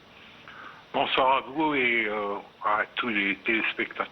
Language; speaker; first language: French; non-native, fluent; Arabic